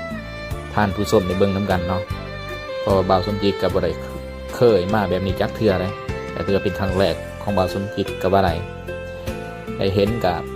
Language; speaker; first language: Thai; non-native, local second language; Lao